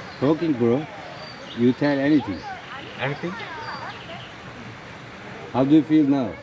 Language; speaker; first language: English; non-native, learner; Turkish